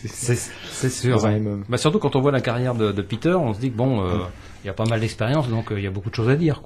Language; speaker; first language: French; native; French